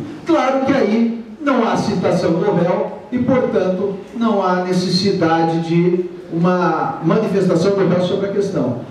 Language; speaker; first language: Portuguese; native; Portuguese